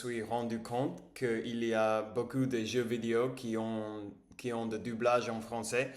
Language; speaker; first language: French; non-native, learner; English